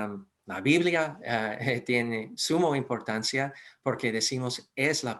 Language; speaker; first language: Spanish; non-native, fluent; English